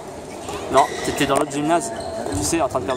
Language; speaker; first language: French; native; French